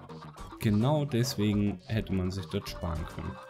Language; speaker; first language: German; native; German